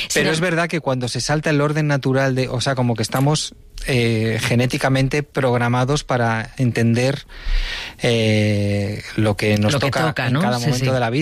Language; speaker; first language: Spanish; native; Spanish